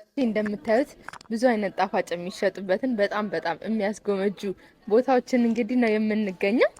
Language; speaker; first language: Amharic; native; Amharic